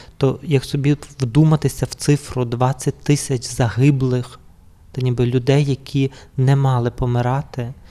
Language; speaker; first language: Ukrainian; native; Ukrainian